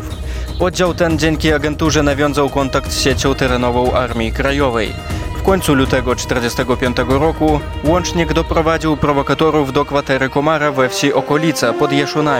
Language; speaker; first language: Polish; native; Polish